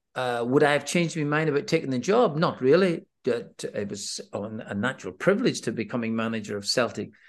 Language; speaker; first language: English; native; English